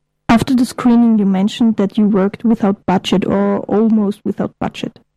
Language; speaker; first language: English; non-native, fluent; German